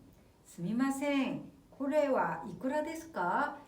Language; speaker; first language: Japanese; non-native, fluent; Korean